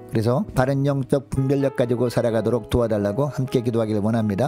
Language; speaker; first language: Korean; native; Korean